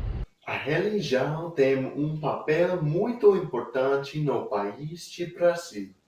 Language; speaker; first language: Portuguese; non-native, learner; English